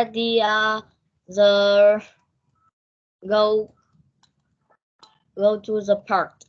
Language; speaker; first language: English; non-native, learner; Vietnamese